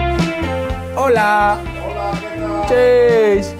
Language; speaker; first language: Spanish; native; Spanish